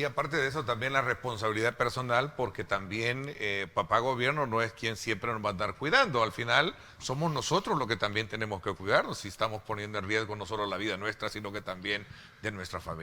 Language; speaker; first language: Spanish; native; Spanish